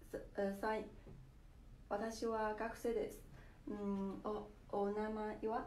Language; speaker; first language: Japanese; non-native, learner; Chinese